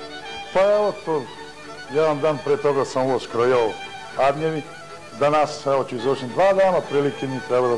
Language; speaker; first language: Bosnian; native; Bosnian